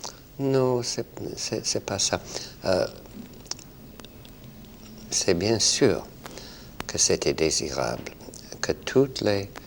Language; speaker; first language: French; non-native, fluent; English